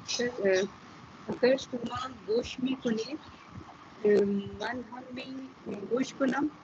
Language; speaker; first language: Persian; non-native, learner; Urdu